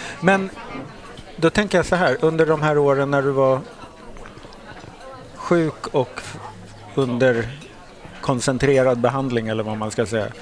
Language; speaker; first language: Swedish; native; Swedish